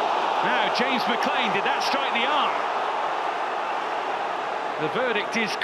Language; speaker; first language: English; native; English